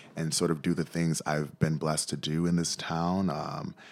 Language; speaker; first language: English; native; English